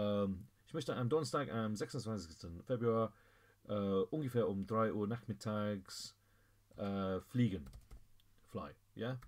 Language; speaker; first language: German; non-native, fluent; English